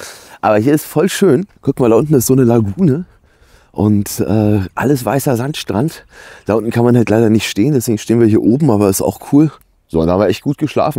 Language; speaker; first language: German; native; German